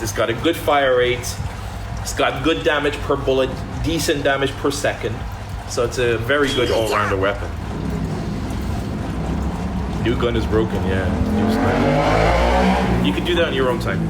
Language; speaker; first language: English; native; English